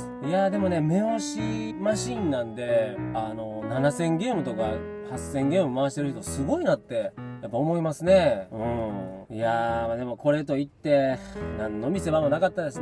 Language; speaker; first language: Japanese; native; Japanese